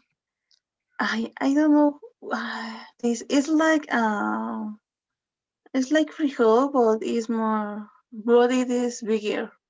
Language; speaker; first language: English; non-native, learner; Spanish